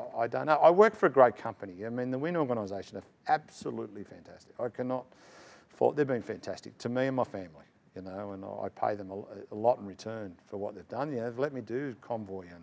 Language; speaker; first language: English; native; English